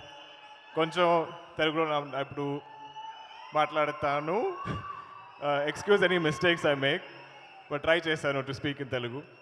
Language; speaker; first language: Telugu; non-native, learner; Malayalam